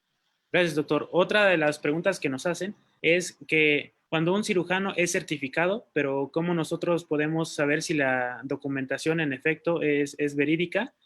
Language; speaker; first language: Spanish; native; Spanish